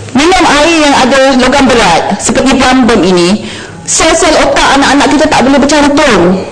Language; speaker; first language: Malay; native; Malay